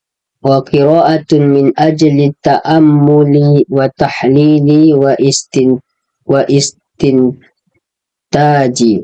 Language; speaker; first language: Arabic; non-native, learner; Indonesian